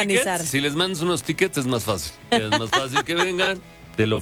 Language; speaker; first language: Spanish; native; Spanish